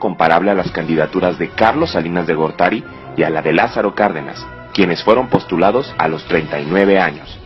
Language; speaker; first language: Spanish; native; Spanish